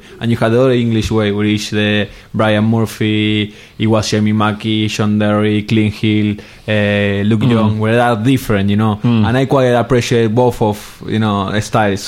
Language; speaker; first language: English; non-native, fluent; Spanish